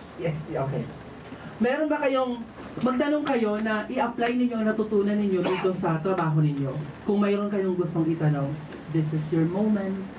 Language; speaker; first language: Filipino; non-native, local second language; Waray